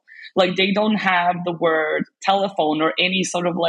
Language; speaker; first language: English; non-native, fluent; Serbian